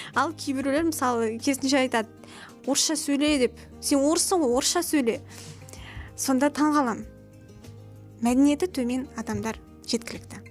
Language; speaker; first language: Kazakh; non-native, local second language; Russian